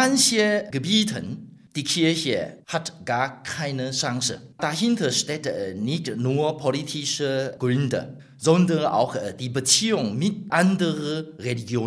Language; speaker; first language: German; non-native, fluent; Chinese